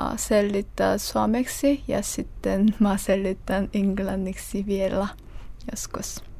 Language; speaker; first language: Finnish; non-native, fluent; Korean